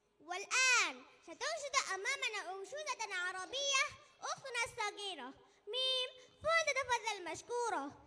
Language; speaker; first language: Arabic; non-native, learner; Bangla